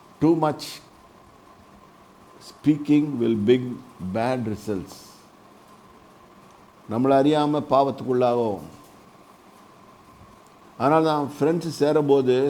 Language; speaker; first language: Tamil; native; Tamil